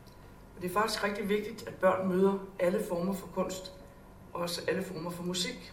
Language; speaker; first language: Danish; native; Danish